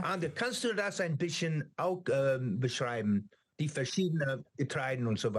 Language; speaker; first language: German; non-native, learner; English